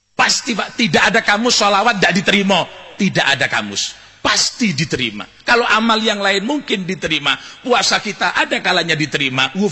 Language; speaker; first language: Indonesian; non-native, local second language; Javanese